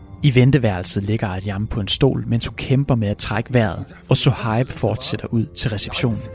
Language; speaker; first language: Danish; native; Danish